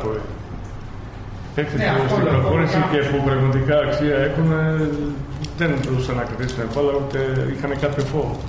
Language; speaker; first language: Greek; non-native, learner; Spanish